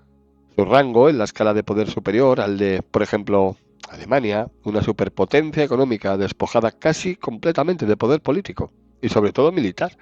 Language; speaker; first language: Spanish; native; Spanish